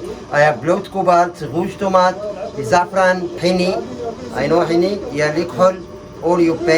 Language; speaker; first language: English; non-native, learner; Arabic